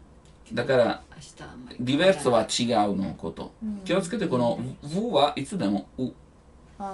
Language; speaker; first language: Japanese; non-native, learner; Italian